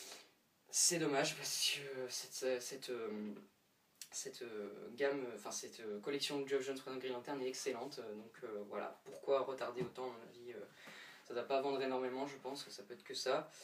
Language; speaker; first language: French; native; French